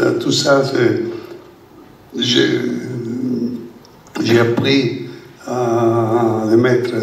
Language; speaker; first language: French; non-native, learner; Italian